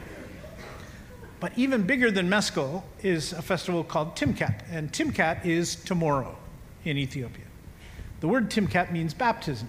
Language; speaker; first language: English; native; English